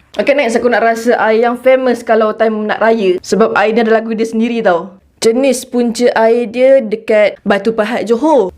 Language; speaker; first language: Malay; native; Malay